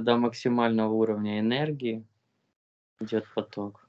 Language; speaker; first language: Russian; native; Russian